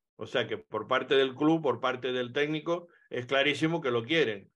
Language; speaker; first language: Spanish; native; Spanish